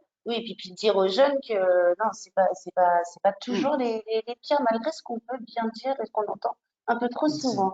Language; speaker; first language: French; native; French